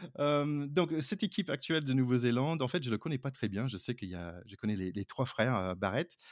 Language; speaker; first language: French; non-native, fluent; English